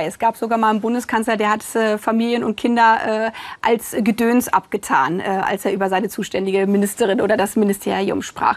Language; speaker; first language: German; native; German